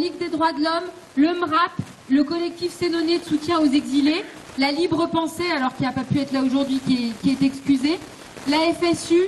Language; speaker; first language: French; native; French